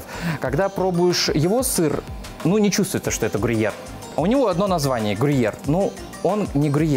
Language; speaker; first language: Russian; native; Russian